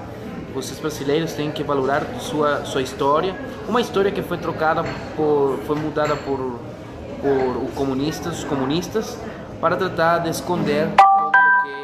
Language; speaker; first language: Portuguese; non-native, fluent; Spanish